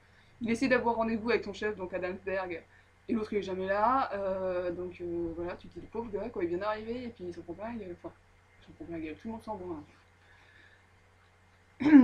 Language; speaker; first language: French; native; French